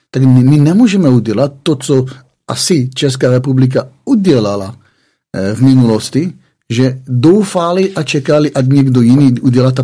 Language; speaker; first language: Czech; non-native, fluent; Hebrew